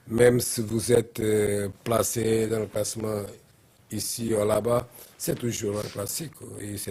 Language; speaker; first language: French; non-native, learner; Portuguese